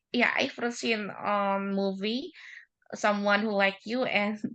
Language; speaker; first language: English; non-native, learner; Indonesian